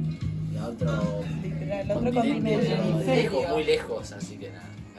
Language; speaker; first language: Spanish; native; Spanish